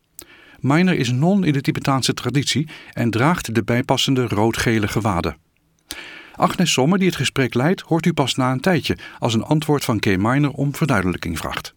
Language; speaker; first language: Dutch; native; Dutch